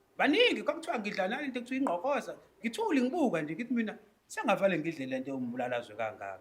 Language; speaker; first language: Zulu; native; Zulu